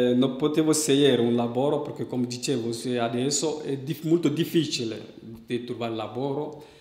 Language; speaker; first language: Italian; non-native, learner; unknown